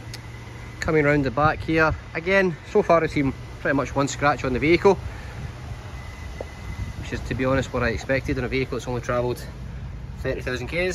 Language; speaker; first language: English; native; English